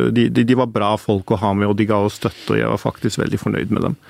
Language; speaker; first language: Norwegian; early bilingual, heritage; Icelandic